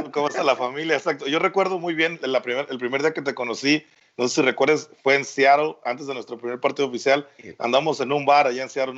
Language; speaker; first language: Spanish; native; Spanish